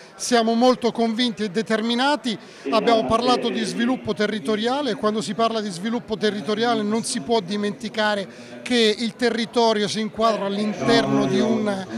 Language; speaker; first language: Italian; native; Italian